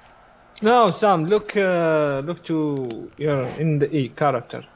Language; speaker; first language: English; non-native, learner; Portuguese